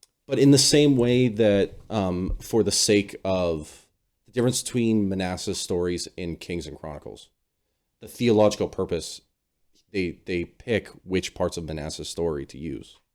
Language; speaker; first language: English; native; English